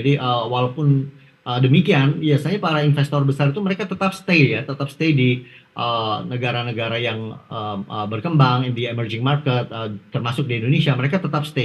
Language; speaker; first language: Indonesian; native; Indonesian